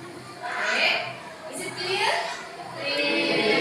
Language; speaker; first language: English; non-native, learner; Indonesian